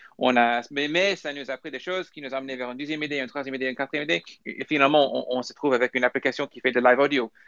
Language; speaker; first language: French; non-native, fluent; English